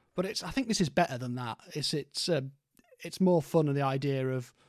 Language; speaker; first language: English; native; English